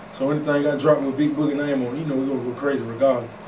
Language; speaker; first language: English; native; English